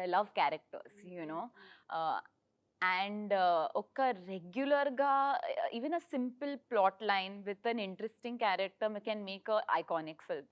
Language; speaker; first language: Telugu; non-native, learner; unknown